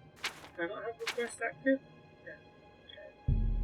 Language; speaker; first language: English; native; English